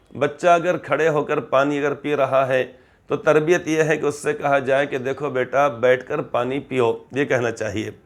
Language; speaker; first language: Urdu; native; Urdu